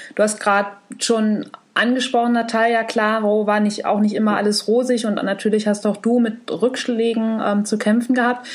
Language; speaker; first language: German; native; German